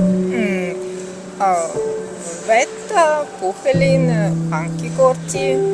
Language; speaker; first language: Finnish; non-native, learner; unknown